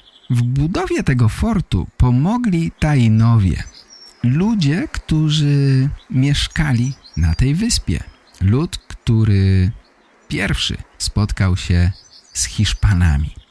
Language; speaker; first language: Polish; native; Polish